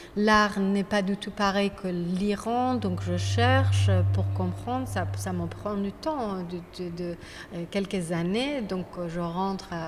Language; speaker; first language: French; non-native, fluent; Persian